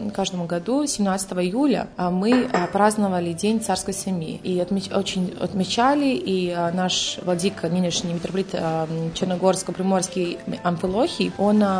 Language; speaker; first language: Russian; non-native, fluent; Serbian